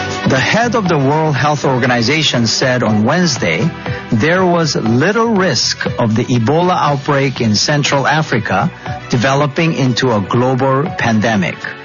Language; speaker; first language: English; non-native, fluent; Korean